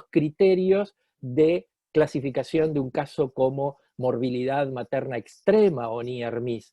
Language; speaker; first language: Spanish; native; Spanish